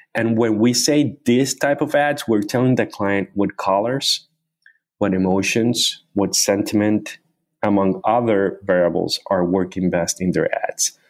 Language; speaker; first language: English; non-native, fluent; Spanish